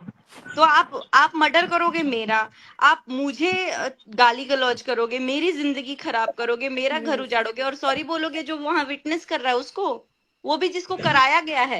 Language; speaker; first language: Hindi; native; Hindi